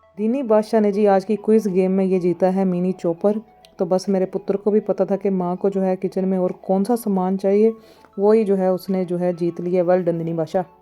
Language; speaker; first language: Urdu; non-native, local second language; Punjabi